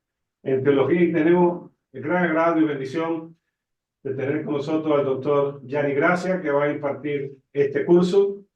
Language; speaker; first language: Spanish; native; Spanish